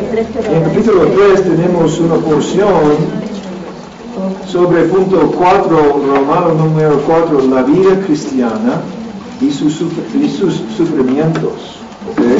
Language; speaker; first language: Spanish; non-native, learner; English